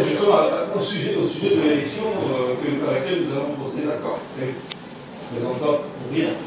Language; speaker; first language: French; native; French